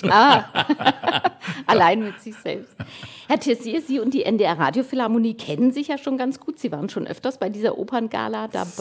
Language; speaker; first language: German; native; German